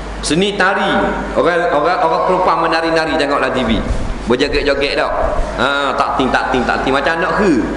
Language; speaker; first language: Malay; native; Malay